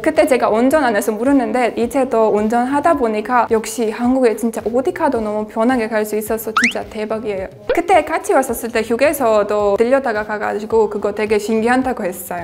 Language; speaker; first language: Korean; non-native, fluent; Latvian